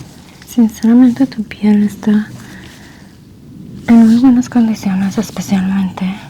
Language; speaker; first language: Spanish; early bilingual, heritage; Spanish